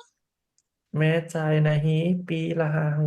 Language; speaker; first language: Hindi; non-native, learner; Thai